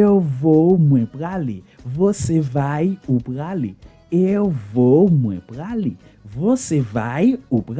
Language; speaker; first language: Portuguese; non-native, fluent; Haitian Creole